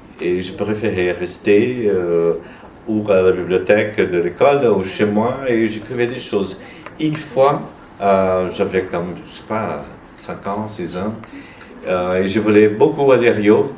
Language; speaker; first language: French; non-native, learner; Portuguese